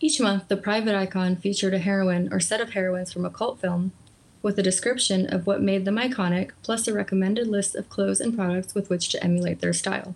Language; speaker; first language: English; early bilingual, other home language; Polish